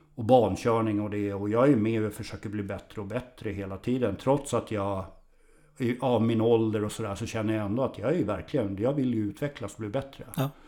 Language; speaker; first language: Swedish; native; Swedish